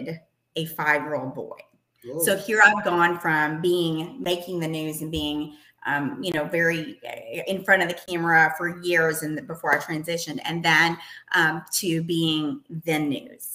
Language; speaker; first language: English; native; English